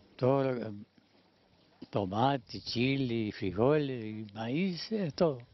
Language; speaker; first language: Spanish; native; Spanish